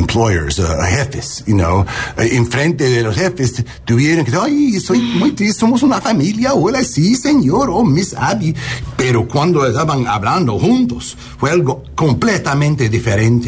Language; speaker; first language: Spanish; early bilingual, heritage; English